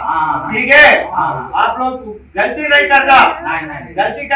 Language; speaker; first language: Hindi; non-native, local second language; Telugu